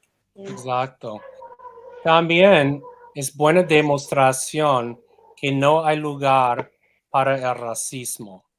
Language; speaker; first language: Spanish; non-native, fluent; English